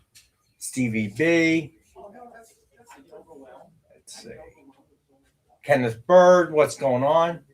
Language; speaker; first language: English; native; English